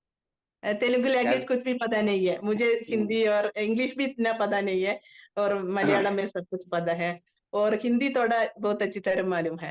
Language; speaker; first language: Hindi; non-native, local second language; Malayalam